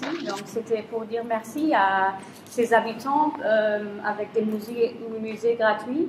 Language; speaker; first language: French; non-native, fluent; German